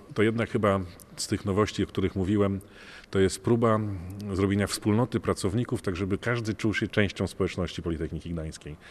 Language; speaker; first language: Polish; native; Polish